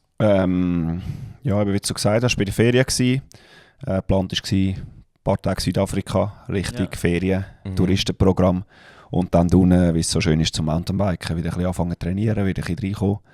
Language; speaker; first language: German; native; German